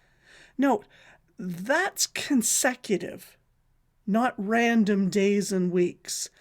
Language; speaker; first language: English; native; English